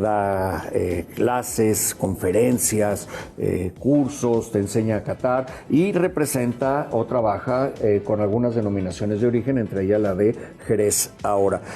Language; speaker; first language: Spanish; native; Spanish